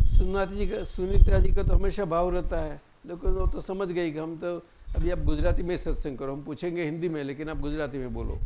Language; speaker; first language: Hindi; non-native, local second language; Gujarati